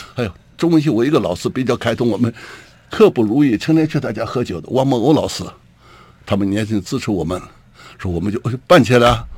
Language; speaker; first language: Chinese; native; Chinese